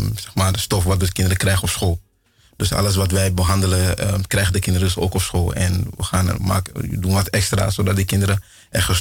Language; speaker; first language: Dutch; early bilingual, other home language; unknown